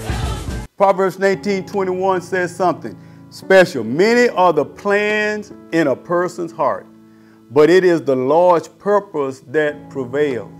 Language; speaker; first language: English; native; English